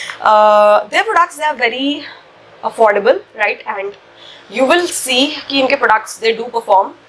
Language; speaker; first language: English; non-native, local second language; Hindi